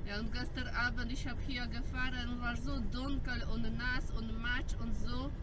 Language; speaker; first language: German; non-native, learner; Polish